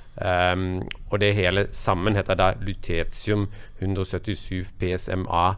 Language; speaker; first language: Norwegian; non-native, fluent; German